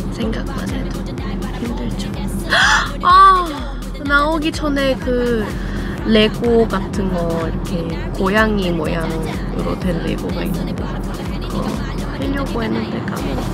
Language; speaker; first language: Korean; non-native, fluent; Thai